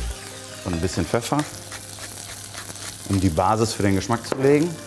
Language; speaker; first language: German; native; German